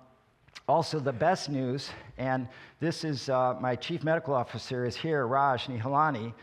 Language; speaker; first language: English; native; English